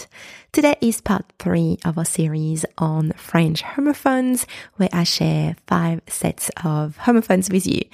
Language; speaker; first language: English; non-native, fluent; French